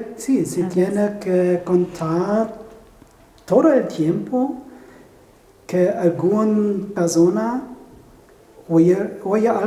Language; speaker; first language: Spanish; non-native, fluent; German